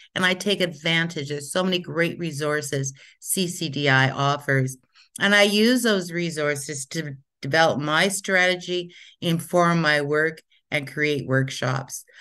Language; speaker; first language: English; native; English